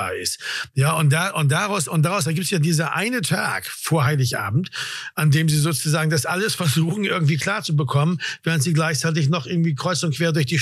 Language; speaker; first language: German; native; German